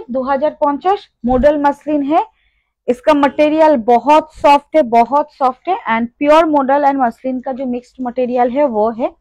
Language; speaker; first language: Hindi; non-native, local second language; Bangla